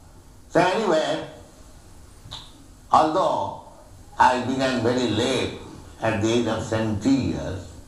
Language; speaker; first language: English; non-native, local second language; Bangla